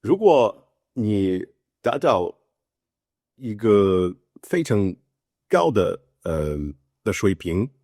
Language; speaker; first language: Chinese; non-native, learner; Portuguese